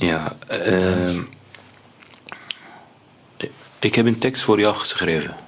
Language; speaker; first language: Dutch; non-native, learner; Arabic